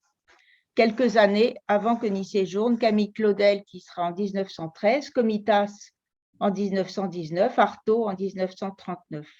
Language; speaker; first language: French; native; French